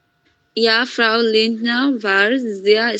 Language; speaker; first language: German; non-native, learner; Bangla